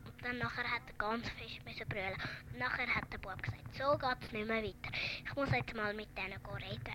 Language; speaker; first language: German; early bilingual, other home language; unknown